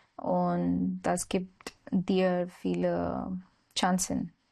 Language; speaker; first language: German; non-native, learner; Marathi